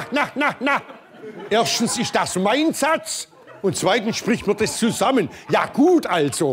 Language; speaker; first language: German; native; German